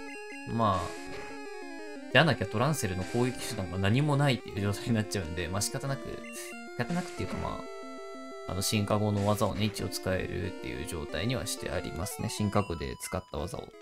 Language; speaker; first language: Japanese; native; Japanese